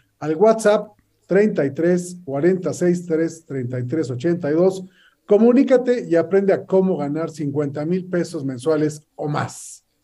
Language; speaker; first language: Spanish; native; Spanish